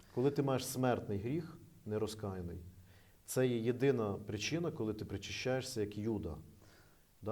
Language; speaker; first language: Ukrainian; native; Ukrainian